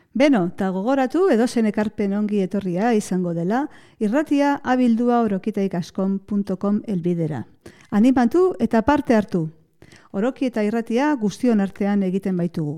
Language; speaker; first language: Basque; native; Basque